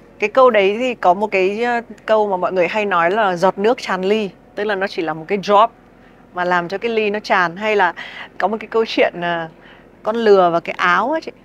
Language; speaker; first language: Vietnamese; native; Vietnamese